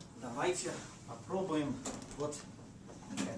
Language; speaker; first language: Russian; non-native, fluent; English